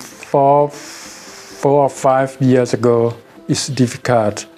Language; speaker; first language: English; non-native, learner; Thai